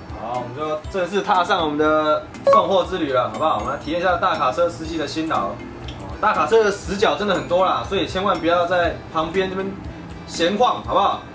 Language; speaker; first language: Chinese; native; Chinese